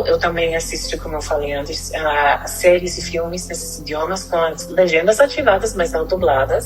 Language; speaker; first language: Portuguese; non-native, fluent; Spanish